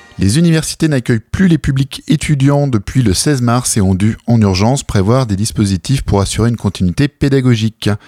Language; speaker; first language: French; native; French